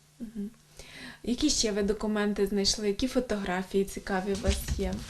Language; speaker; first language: Ukrainian; native; Ukrainian